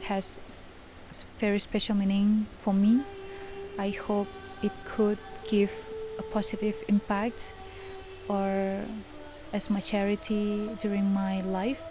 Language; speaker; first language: English; non-native, fluent; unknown